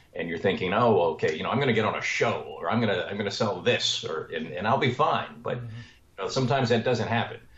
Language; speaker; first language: English; native; English